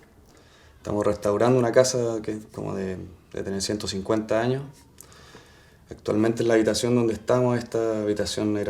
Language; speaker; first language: Spanish; native; Spanish